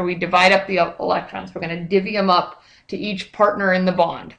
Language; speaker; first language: English; native; English